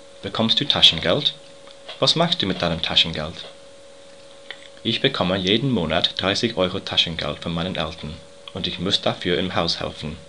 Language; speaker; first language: German; non-native, learner; English